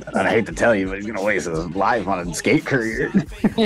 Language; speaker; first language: English; native; English